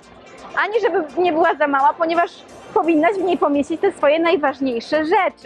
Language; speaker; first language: Polish; native; Polish